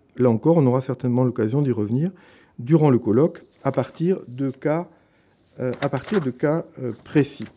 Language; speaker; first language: French; native; French